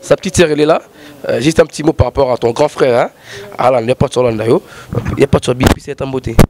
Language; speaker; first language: French; non-native, local second language; Lingala